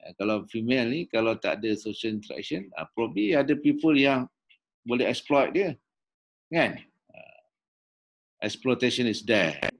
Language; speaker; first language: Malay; native; Malay